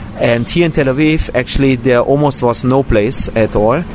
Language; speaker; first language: English; non-native, fluent; German